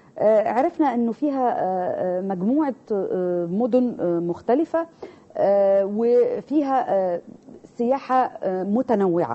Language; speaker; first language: Arabic; native; Arabic